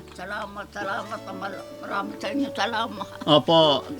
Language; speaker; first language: Filipino; native; Filipino